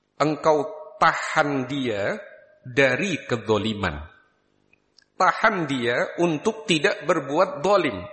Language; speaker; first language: Malay; non-native, local second language; Javanese